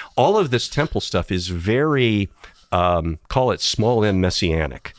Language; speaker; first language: English; native; English